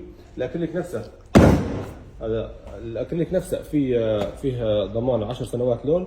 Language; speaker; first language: Arabic; native; Arabic